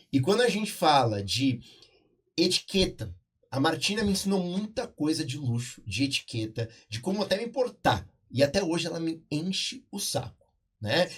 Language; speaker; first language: Portuguese; native; Portuguese